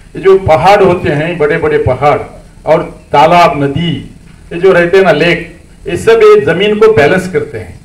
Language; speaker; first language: Hindi; non-native, local second language; Kannada